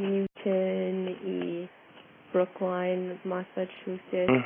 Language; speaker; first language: Russian; non-native, learner; English